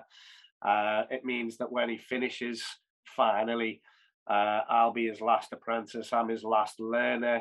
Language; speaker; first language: English; native; English